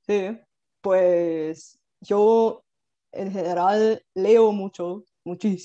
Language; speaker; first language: Spanish; non-native, fluent; Bulgarian